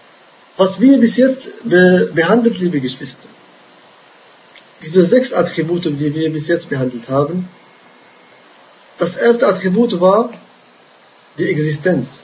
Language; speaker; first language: German; non-native, fluent; Arabic